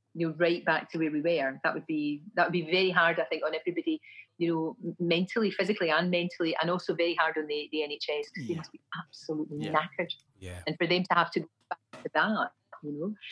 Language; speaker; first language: English; native; English